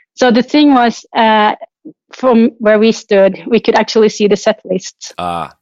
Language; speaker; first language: English; non-native, fluent; Norwegian